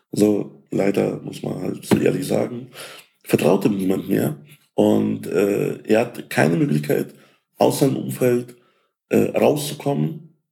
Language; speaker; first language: German; early bilingual, other home language; Russian